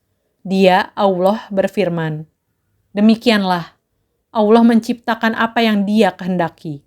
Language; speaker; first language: Indonesian; native; Indonesian